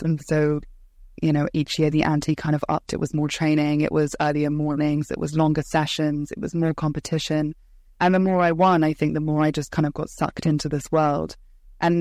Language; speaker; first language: English; native; English